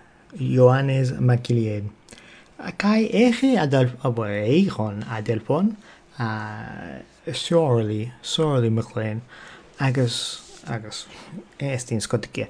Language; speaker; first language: Greek; non-native, fluent; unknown